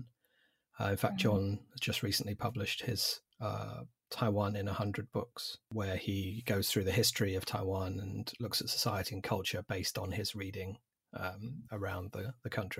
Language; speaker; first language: English; native; English